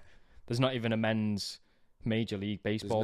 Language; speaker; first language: English; native; English